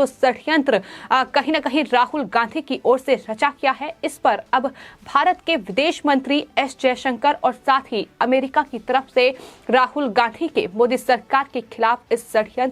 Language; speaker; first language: Hindi; native; Hindi